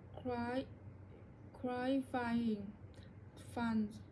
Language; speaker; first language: English; non-native, learner; Thai